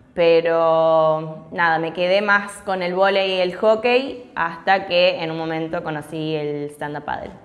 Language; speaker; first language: Spanish; early bilingual, other home language; English